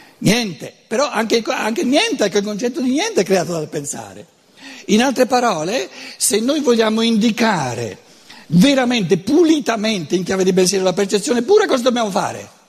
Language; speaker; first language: Italian; non-native, local second language; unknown